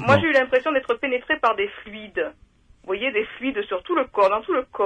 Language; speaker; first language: French; native; French